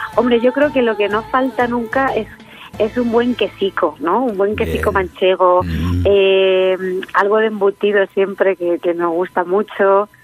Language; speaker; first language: Spanish; native; Spanish